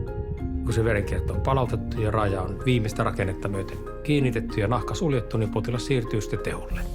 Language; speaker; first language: Finnish; native; Finnish